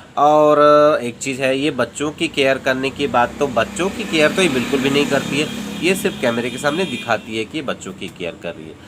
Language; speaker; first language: Hindi; native; Hindi